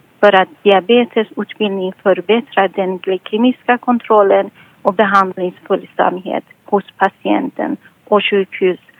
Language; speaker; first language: Swedish; non-native, fluent; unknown